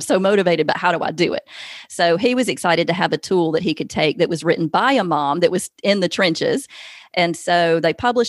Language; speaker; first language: English; native; English